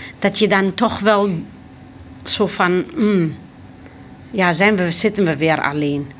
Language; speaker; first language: Dutch; early bilingual, other home language; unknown